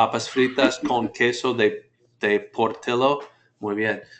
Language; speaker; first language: Spanish; non-native, fluent; English